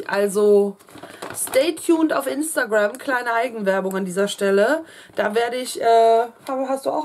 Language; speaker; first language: German; native; German